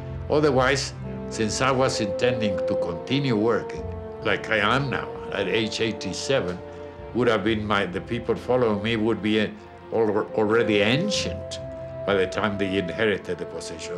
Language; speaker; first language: English; non-native, fluent; Spanish